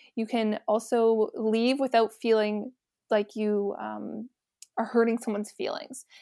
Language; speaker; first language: English; native; English